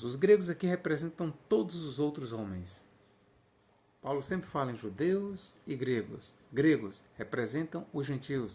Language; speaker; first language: Portuguese; native; Portuguese